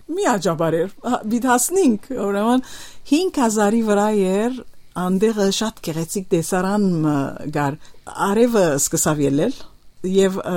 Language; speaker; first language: Armenian; early bilingual, heritage; Armenian